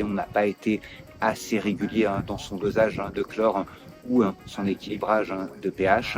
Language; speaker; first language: French; native; French